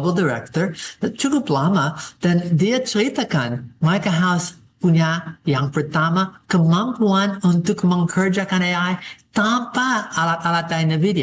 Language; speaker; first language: Indonesian; non-native, fluent; English